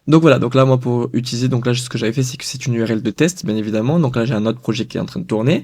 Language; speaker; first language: French; native; French